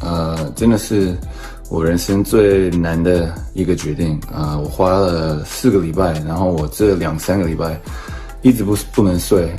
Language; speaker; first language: Chinese; early bilingual, heritage; English